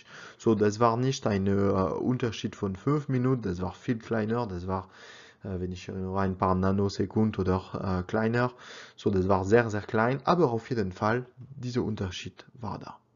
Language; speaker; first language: German; non-native, learner; French